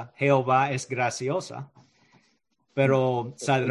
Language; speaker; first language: Spanish; non-native, learner; English